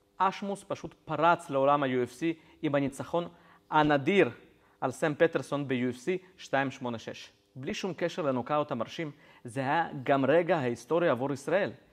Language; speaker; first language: Hebrew; native; Hebrew